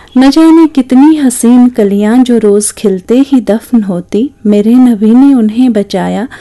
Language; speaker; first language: Hindi; non-native, local second language; Kashmiri